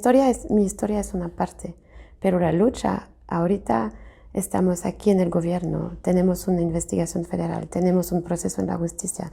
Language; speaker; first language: Spanish; non-native, fluent; French